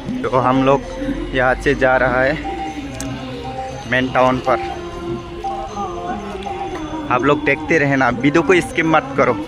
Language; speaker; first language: Hindi; non-native, local second language; Kok Borok